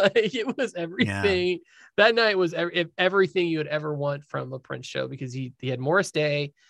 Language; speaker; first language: English; native; English